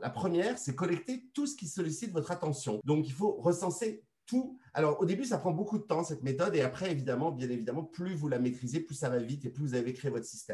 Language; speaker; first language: French; native; French